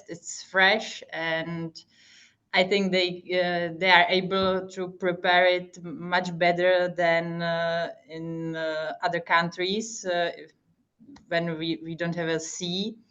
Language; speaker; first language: English; non-native, fluent; Hungarian